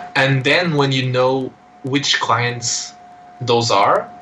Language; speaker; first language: English; non-native, fluent; Portuguese